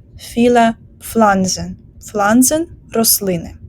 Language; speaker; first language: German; non-native, fluent; Ukrainian